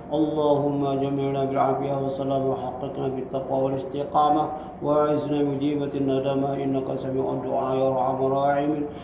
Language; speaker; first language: Arabic; non-native, fluent; Indonesian